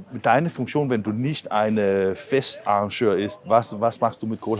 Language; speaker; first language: German; non-native, learner; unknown